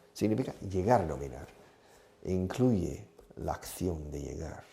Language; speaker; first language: Spanish; non-native, fluent; English